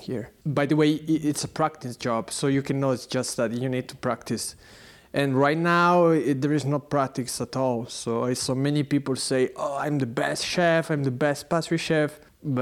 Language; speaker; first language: English; non-native, learner; Italian